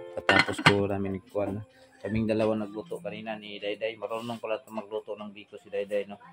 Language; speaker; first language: Filipino; non-native, local second language; Cebuano